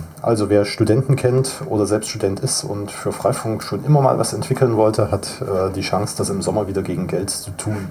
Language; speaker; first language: German; native; German